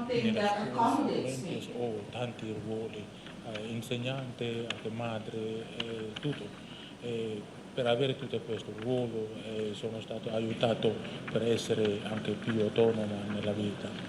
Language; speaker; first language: Italian; non-native, learner; Indonesian